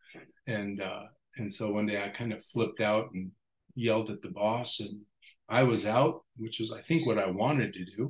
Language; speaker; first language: English; native; English